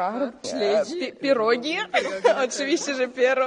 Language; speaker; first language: Polish; non-native, learner; Russian